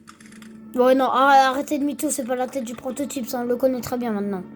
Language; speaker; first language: French; native; French